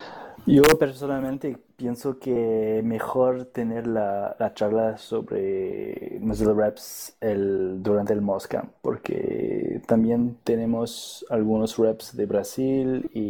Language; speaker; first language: Spanish; non-native, fluent; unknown